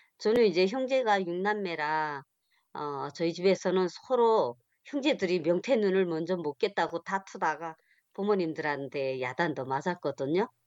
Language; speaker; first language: Korean; native; Korean